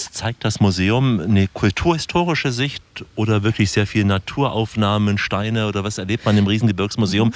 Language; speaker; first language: German; native; German